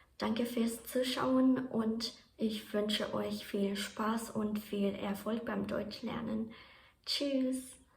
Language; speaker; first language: German; non-native, fluent; Japanese